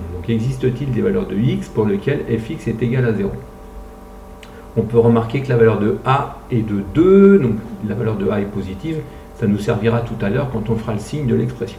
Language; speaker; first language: French; native; French